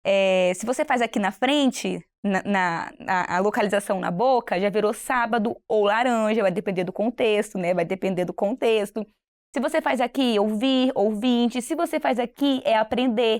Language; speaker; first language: Portuguese; native; Portuguese